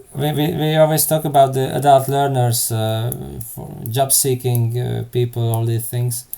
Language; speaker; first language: English; non-native, fluent; Hungarian